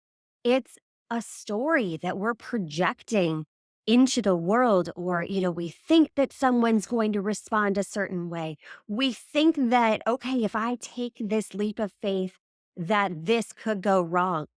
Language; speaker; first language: English; native; English